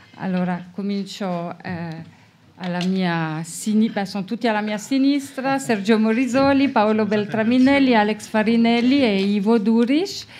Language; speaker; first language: Italian; non-native, local second language; French